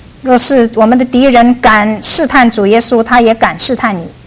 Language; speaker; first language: Chinese; native; Chinese